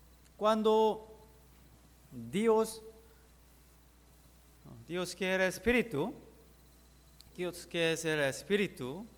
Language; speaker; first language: Spanish; non-native, learner; Korean